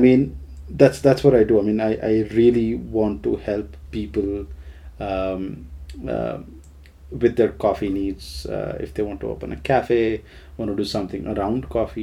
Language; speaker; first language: English; non-native, local second language; Gujarati